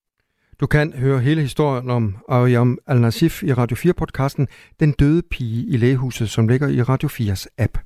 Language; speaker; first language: Danish; native; Danish